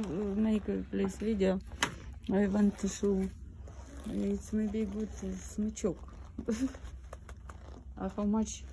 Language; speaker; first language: English; non-native, learner; Russian